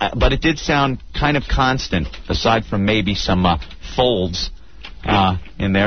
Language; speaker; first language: English; native; English